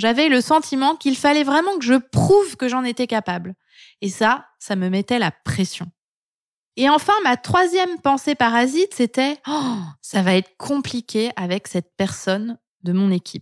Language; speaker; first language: French; native; French